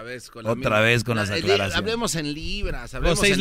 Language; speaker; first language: Spanish; native; Spanish